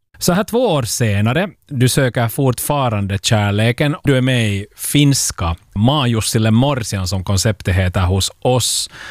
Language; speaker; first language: Swedish; native; Swedish